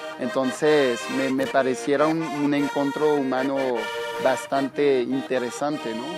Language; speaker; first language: Spanish; non-native, fluent; French